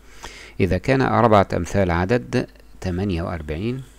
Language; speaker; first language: Arabic; native; Arabic